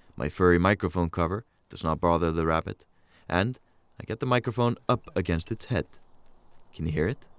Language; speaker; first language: English; non-native, fluent; Icelandic